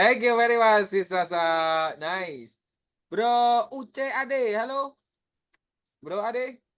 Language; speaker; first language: English; non-native, fluent; Indonesian